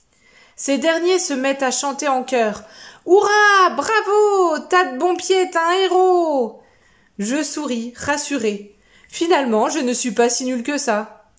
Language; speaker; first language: French; native; French